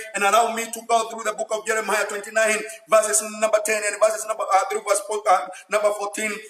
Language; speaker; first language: English; non-native, local second language; Swahili